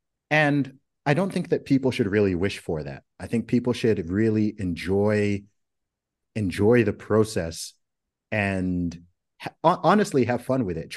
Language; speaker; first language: English; native; English